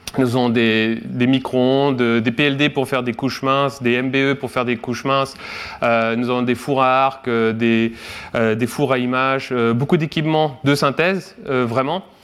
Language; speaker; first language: French; native; French